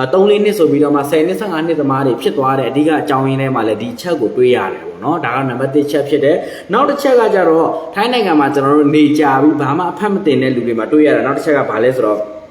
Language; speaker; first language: Burmese; native; Burmese